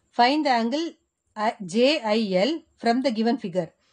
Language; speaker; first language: English; non-native, local second language; Tamil